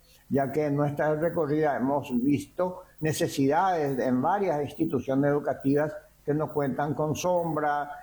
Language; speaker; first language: Spanish; native; Spanish